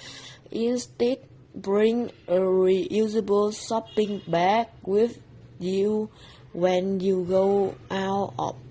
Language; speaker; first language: English; non-native, learner; Vietnamese